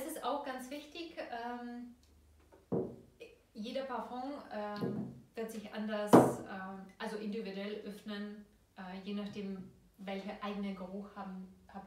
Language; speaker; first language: German; non-native, fluent; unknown